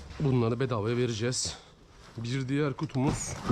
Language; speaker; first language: Turkish; native; Turkish